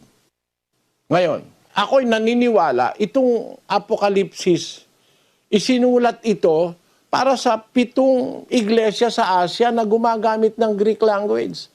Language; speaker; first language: Filipino; native; Filipino